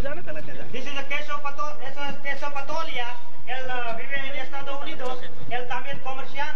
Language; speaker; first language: Spanish; non-native, learner; Gujarati